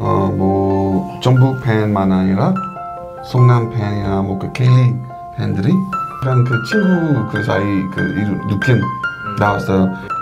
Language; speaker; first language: Korean; non-native, learner; English